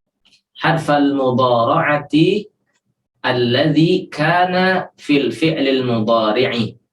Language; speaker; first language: Arabic; non-native, fluent; Indonesian